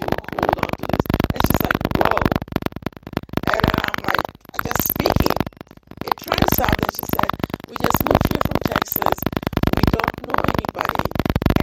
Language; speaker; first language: English; non-native, local second language; Ewe